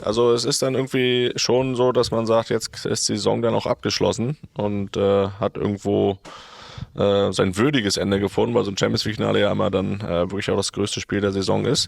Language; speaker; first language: German; native; German